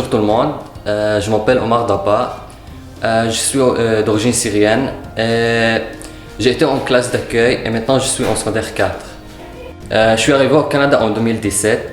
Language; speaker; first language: French; early bilingual, other home language; Arabic